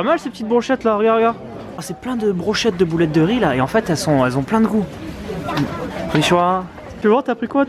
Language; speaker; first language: French; native; French